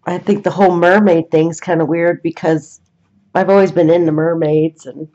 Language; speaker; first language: English; native; English